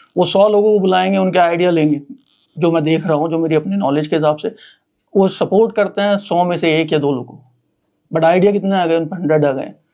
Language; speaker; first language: Hindi; native; Hindi